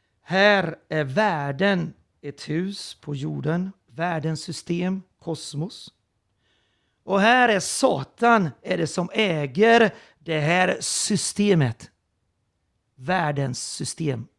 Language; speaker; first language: Swedish; non-native, fluent; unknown